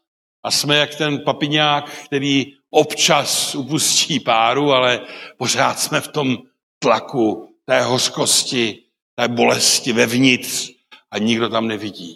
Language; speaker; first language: Czech; non-native, local second language; Polish